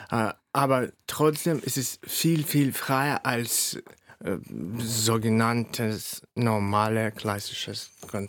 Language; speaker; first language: German; non-native, fluent; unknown